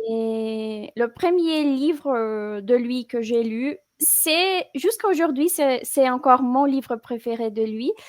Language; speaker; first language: French; non-native, fluent; Portuguese